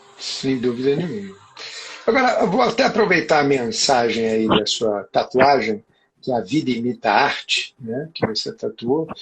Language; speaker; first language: Portuguese; native; Portuguese